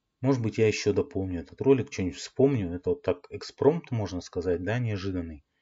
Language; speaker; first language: Russian; native; Russian